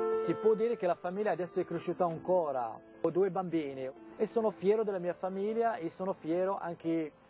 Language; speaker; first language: Italian; non-native, fluent; Arabic